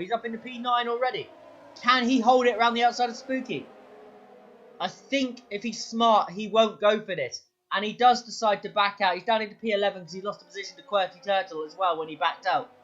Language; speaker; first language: English; native; English